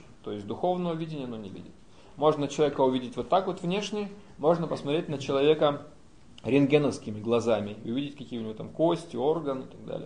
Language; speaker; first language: Russian; native; Russian